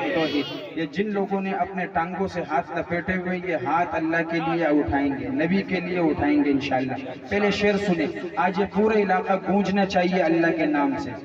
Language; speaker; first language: Urdu; non-native, local second language; Pashto